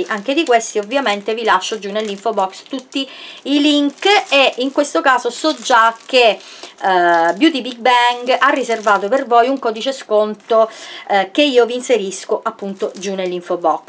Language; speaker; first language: Italian; native; Italian